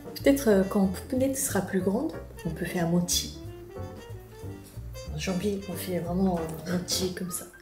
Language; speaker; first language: French; non-native, learner; Japanese